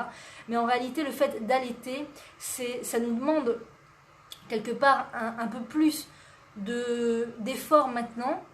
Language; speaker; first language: French; native; French